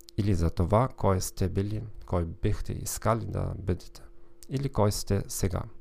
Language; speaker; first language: Bulgarian; non-native, learner; German